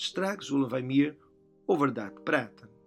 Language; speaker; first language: Dutch; non-native, learner; Portuguese